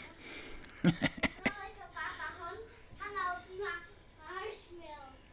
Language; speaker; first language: Swedish; early bilingual, heritage; Swedish